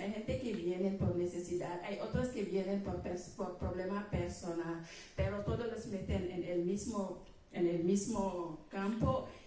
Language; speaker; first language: Spanish; non-native, local second language; Wolof